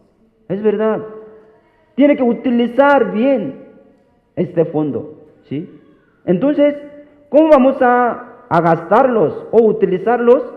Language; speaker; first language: Spanish; non-native, fluent; Korean